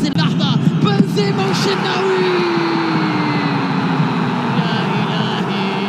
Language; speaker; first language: Arabic; native; Arabic